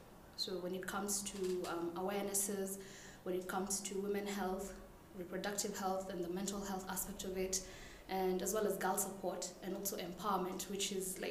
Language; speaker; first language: English; non-native, local second language; Somali